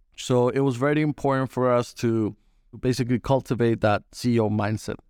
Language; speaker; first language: English; non-native, fluent; Spanish